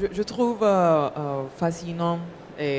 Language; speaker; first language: French; non-native, fluent; Spanish